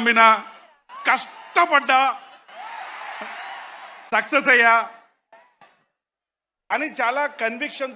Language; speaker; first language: Telugu; native; Telugu